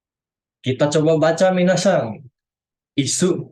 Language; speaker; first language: Indonesian; native; Indonesian